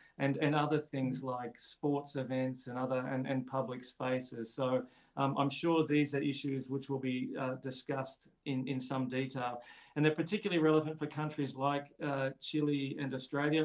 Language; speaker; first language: English; native; English